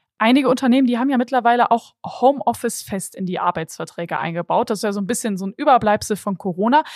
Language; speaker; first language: German; native; German